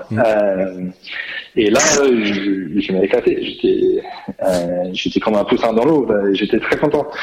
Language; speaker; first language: French; non-native, fluent; English